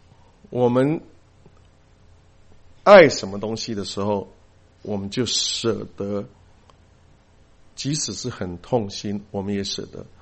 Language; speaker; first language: Chinese; native; Chinese